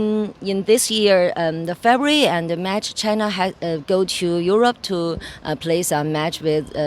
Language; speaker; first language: English; non-native, learner; Chinese